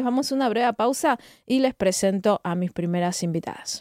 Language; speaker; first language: Spanish; native; Spanish